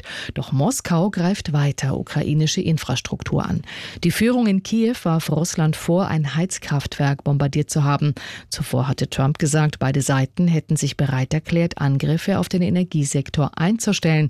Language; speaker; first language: German; native; German